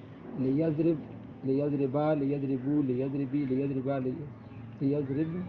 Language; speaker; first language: Arabic; non-native, learner; Urdu